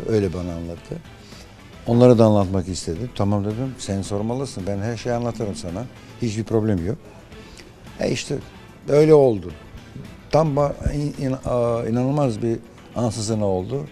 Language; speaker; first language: Turkish; non-native, fluent; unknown